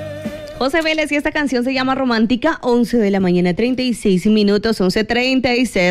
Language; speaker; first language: Spanish; native; Spanish